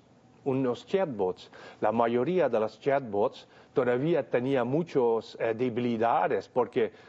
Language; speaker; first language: Spanish; non-native, fluent; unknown